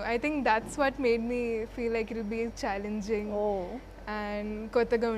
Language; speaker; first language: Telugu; non-native, fluent; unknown